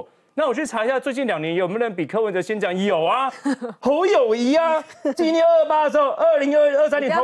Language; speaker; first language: Chinese; native; Chinese